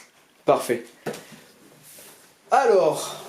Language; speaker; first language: French; native; French